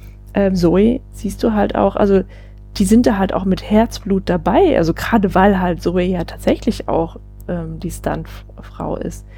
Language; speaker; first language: German; native; German